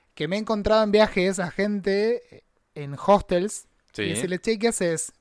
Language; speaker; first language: Spanish; native; Spanish